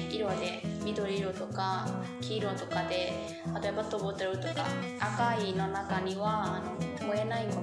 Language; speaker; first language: Japanese; non-native, fluent; Burmese